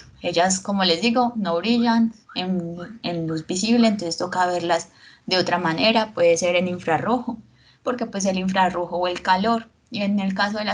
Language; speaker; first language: Spanish; native; Spanish